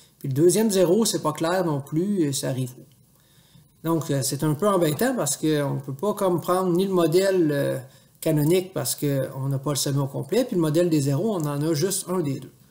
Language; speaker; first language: French; native; French